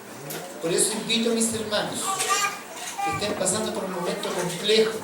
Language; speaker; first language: Spanish; native; Spanish